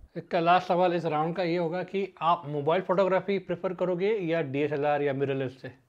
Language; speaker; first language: Hindi; native; Hindi